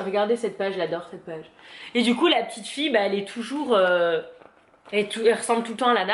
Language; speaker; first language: French; native; French